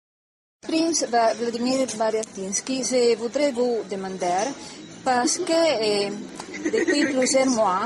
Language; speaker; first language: French; non-native, learner; Italian